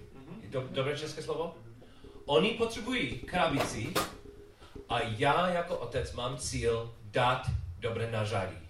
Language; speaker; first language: Czech; non-native, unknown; English